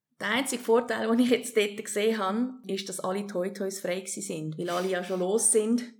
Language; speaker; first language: German; early bilingual, heritage; German